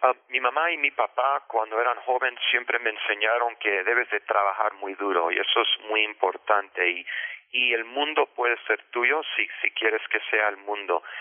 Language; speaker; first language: Spanish; early bilingual, heritage; Spanish